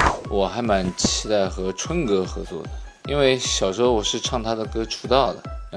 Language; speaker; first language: Chinese; native; Chinese